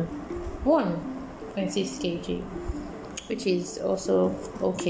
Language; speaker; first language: English; non-native, local second language; Yoruba